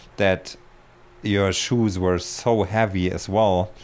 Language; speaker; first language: English; non-native, fluent; German